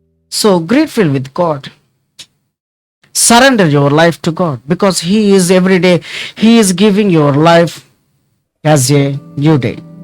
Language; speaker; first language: English; non-native, local second language; Telugu